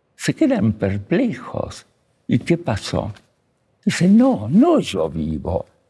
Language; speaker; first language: Spanish; early bilingual, other home language; Russian